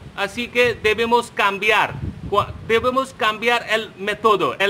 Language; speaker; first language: Spanish; non-native, fluent; Hindi